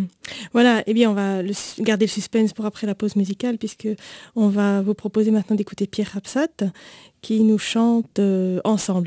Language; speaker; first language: French; native; French